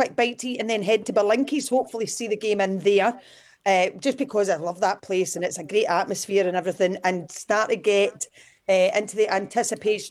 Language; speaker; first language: English; native; English